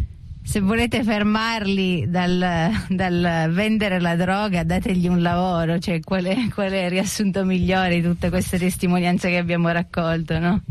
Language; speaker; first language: Italian; native; Italian